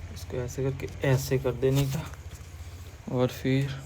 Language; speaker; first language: Hindi; non-native, local second language; Gujarati